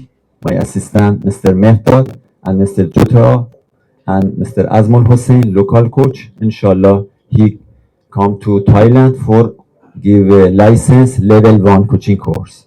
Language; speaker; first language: English; non-native, learner; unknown